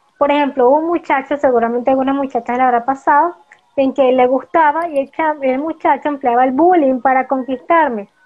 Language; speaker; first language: Spanish; native; Spanish